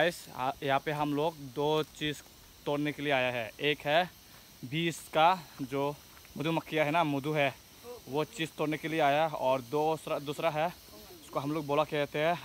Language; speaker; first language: Hindi; non-native, local second language; Assamese